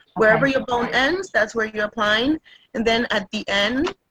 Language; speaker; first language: English; non-native, fluent; Spanish